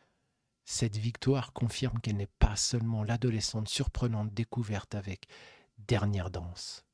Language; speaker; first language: French; native; French